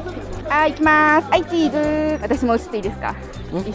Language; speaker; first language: Japanese; native; Japanese